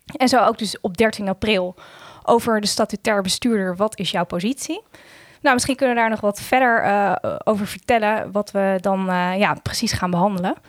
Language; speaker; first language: Dutch; native; Dutch